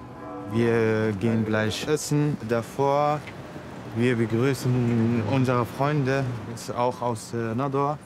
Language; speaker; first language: German; non-native, learner; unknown